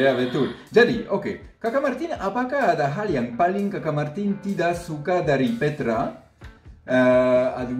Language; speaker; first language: Indonesian; non-native, fluent; French